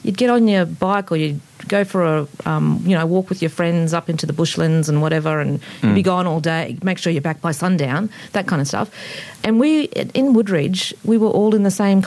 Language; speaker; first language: English; native; English